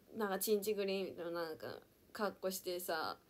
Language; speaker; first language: Japanese; native; Japanese